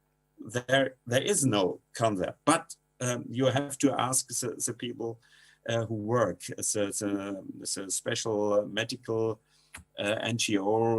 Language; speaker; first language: English; non-native, learner; German